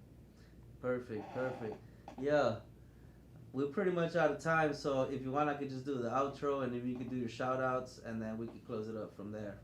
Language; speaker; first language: English; native; English